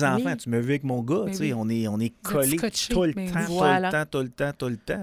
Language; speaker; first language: French; native; French